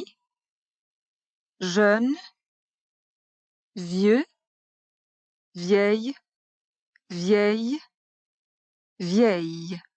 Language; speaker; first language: French; native; French